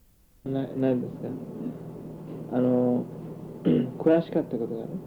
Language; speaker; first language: Japanese; early bilingual, heritage; Japanese